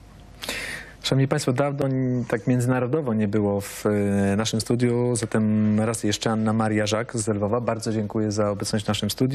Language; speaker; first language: Polish; native; Polish